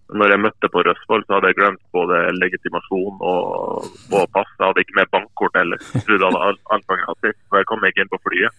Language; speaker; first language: Norwegian; native; Norwegian